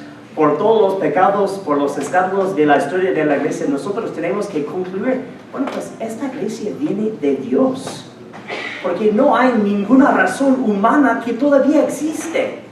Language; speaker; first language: Spanish; non-native, fluent; English